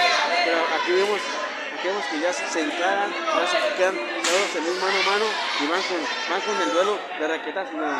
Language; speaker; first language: Spanish; native; Spanish